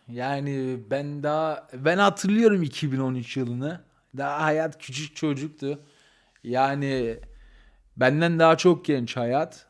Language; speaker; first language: Turkish; early bilingual, heritage; Turkish